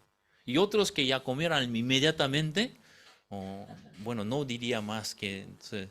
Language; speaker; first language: Spanish; non-native, fluent; Korean